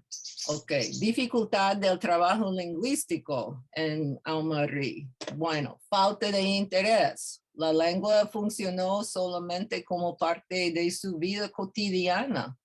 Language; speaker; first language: Spanish; non-native, fluent; English